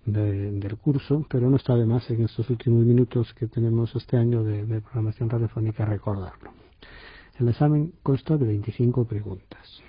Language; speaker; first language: Spanish; native; Spanish